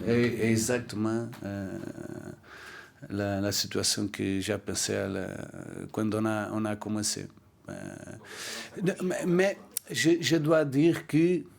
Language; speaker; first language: French; non-native, learner; Portuguese